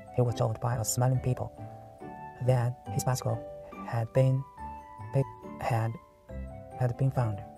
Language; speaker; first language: English; non-native, learner; Chinese